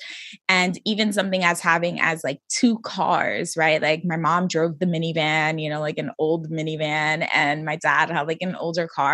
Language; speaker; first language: English; native; English